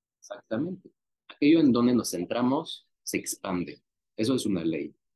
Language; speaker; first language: Spanish; non-native, fluent; French